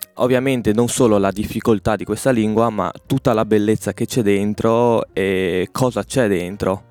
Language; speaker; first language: Italian; early bilingual, other home language; Chinese